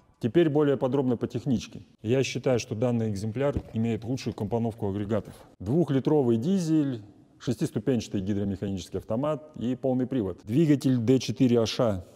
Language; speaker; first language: Russian; native; Russian